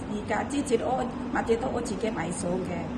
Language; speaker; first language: Cantonese; non-native, learner; Indonesian